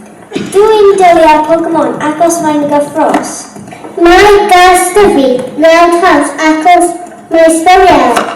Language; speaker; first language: Welsh; non-native, learner; English